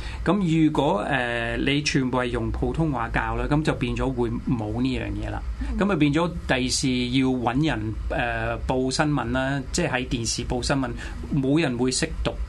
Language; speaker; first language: Cantonese; non-native, fluent; English